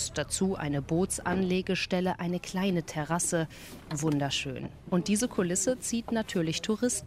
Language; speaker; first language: German; native; German